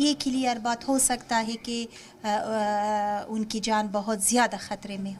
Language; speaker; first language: Hindi; non-native, fluent; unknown